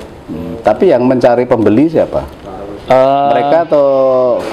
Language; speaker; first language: Indonesian; native; Indonesian